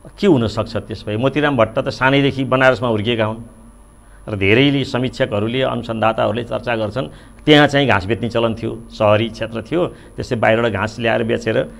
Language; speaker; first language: Nepali; native; Nepali